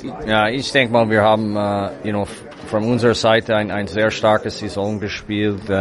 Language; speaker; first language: German; non-native, fluent; English